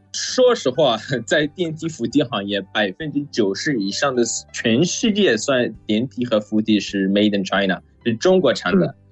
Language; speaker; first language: Chinese; non-native, fluent; Persian